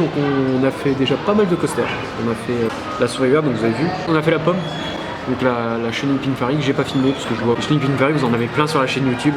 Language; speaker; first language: French; native; French